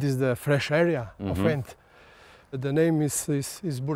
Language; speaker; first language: English; non-native, learner; Slovenian